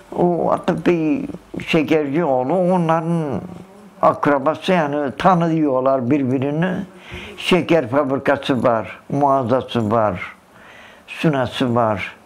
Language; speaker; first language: Turkish; early bilingual, other home language; Kurdish